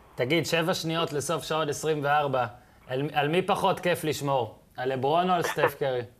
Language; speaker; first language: Hebrew; native; Hebrew